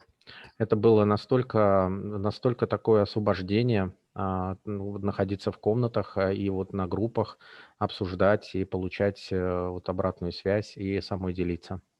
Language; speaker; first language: Russian; native; Russian